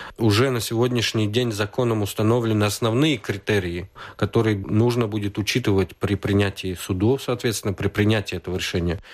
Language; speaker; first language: Russian; native; Russian